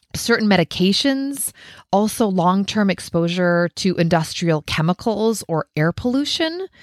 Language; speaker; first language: English; native; English